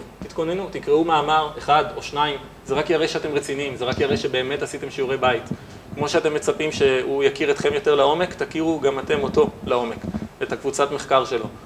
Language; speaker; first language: Hebrew; native; Hebrew